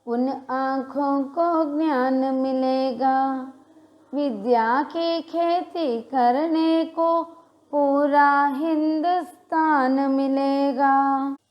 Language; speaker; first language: Hindi; non-native, local second language; Telugu